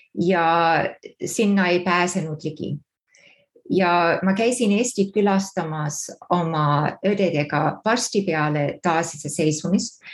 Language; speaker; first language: Estonian; early bilingual, heritage; Estonian